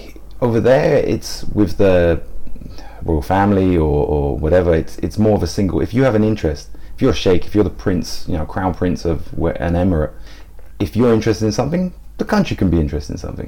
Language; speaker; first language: English; native; English